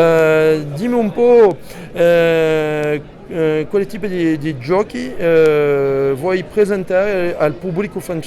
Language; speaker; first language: Italian; non-native, fluent; French